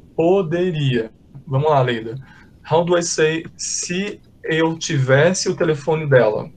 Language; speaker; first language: Portuguese; native; Portuguese